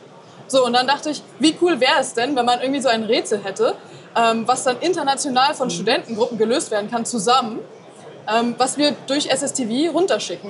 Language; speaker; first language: German; native; German